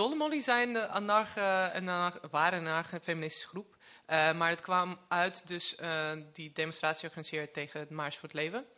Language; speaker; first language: Dutch; non-native, fluent; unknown